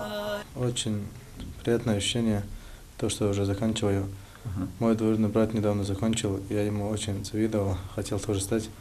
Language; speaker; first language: Russian; non-native, local second language; Karachay-Balkar